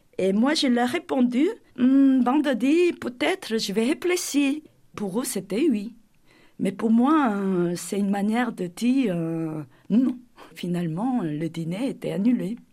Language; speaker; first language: French; non-native, fluent; Korean